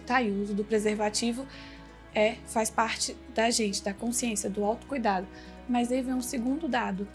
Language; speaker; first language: Portuguese; native; Portuguese